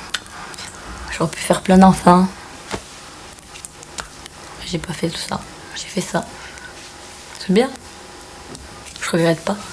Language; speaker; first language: French; native; French